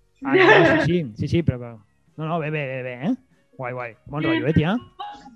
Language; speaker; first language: Catalan; native; Catalan